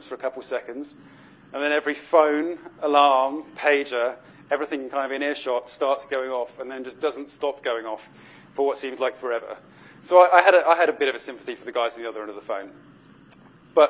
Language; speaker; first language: English; native; English